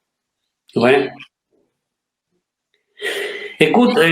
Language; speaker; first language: French; non-native, fluent; Spanish